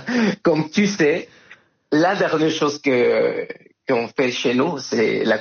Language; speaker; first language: French; non-native, fluent; Spanish